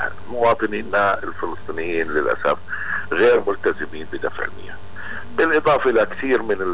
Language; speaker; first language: Arabic; native; Arabic